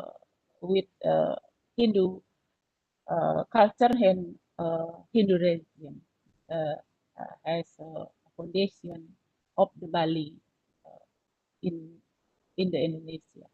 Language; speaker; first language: English; non-native, learner; Indonesian